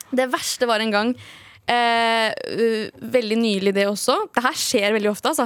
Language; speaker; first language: Norwegian; early bilingual, other home language; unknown